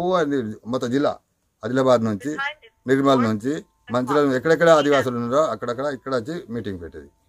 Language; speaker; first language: Telugu; non-native, local second language; Gondi